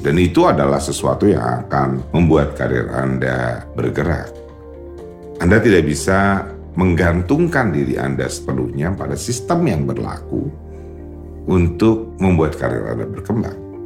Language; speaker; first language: Indonesian; native; Indonesian